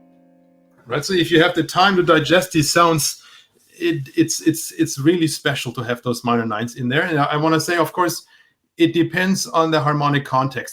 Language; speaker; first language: English; non-native, fluent; German